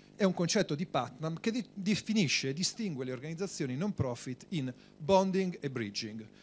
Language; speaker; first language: Italian; native; Italian